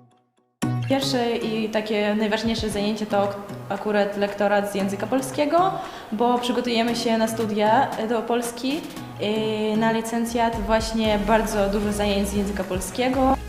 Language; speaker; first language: Polish; non-native, fluent; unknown